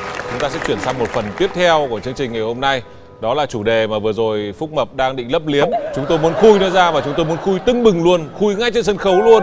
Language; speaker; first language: Vietnamese; native; Vietnamese